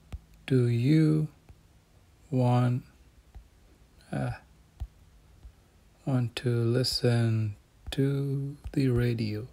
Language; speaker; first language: English; non-native, fluent; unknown